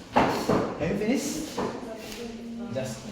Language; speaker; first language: English; non-native, learner; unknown